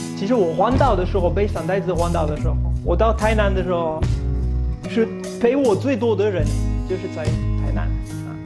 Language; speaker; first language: Chinese; non-native, fluent; French